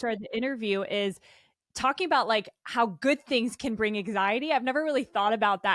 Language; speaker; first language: English; native; English